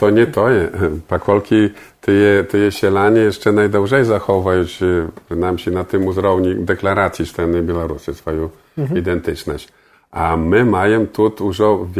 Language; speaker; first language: Polish; non-native, local second language; Belarusian